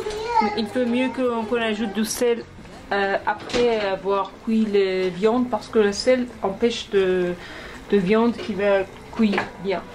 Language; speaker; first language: French; non-native, fluent; Persian